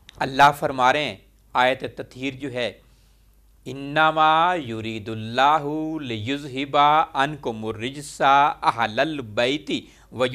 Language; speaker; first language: Urdu; non-native, local second language; Punjabi